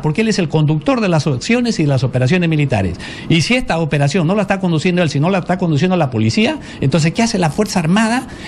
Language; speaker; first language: Spanish; native; Spanish